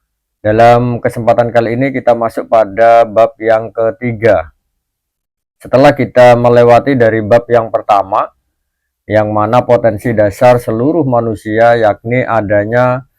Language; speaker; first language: Indonesian; native; Indonesian